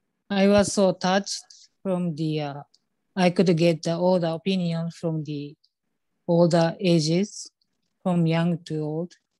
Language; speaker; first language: English; non-native, learner; Japanese